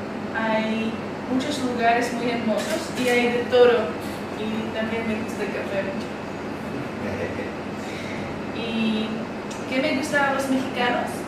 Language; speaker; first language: Spanish; non-native, learner; Czech